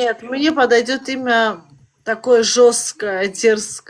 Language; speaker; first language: Russian; non-native, local second language; Azerbaijani